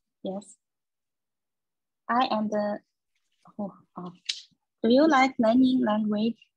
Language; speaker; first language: English; non-native, learner; Chinese